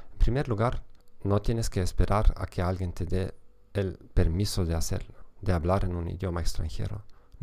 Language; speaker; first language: Spanish; non-native, fluent; German